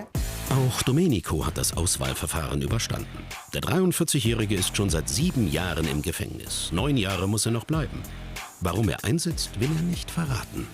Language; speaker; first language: German; native; German